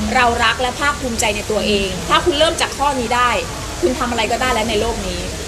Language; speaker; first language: Thai; native; Thai